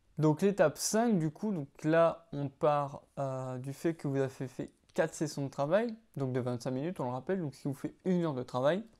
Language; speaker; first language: French; native; French